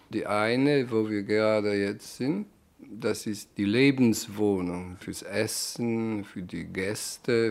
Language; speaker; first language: German; non-native, fluent; Polish